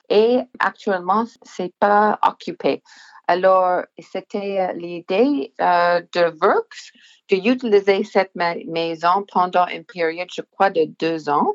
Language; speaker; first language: French; non-native, local second language; English